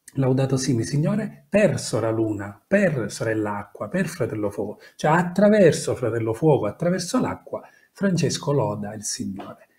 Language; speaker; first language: Italian; native; Italian